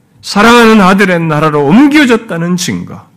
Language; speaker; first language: Korean; native; Korean